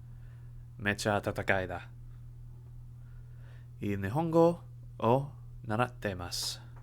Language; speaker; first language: Japanese; non-native, learner; English